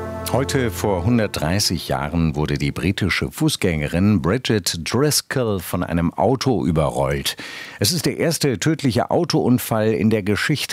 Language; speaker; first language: German; native; German